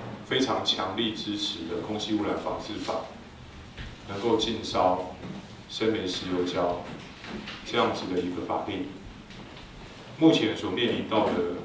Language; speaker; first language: Chinese; native; Chinese